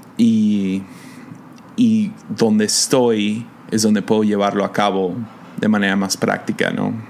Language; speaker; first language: Spanish; non-native, fluent; English